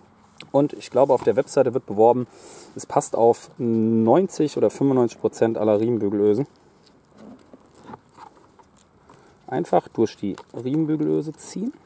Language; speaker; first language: German; native; German